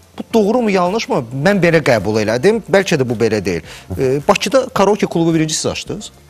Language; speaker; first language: Azerbaijani; native; Azerbaijani